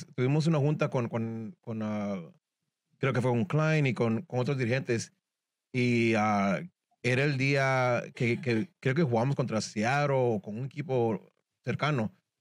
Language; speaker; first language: Spanish; early bilingual, heritage; Spanish